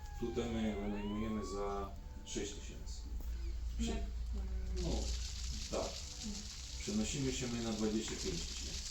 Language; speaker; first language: Polish; non-native, fluent; Ukrainian